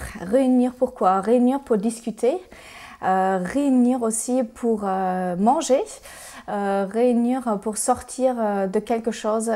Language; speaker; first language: French; non-native, fluent; German